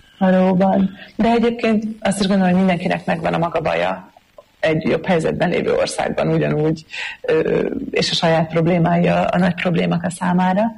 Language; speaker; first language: Hungarian; native; Hungarian